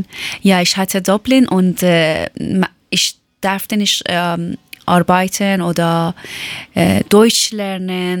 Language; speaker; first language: German; non-native, learner; Persian